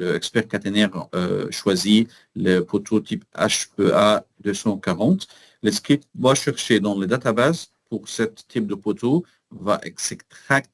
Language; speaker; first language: French; non-native, learner; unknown